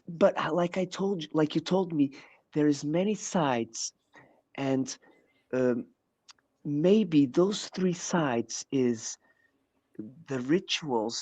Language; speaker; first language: English; non-native, fluent; Portuguese